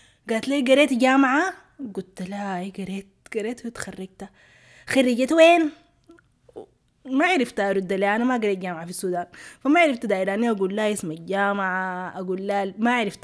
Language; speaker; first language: Arabic; early bilingual, heritage; Arabic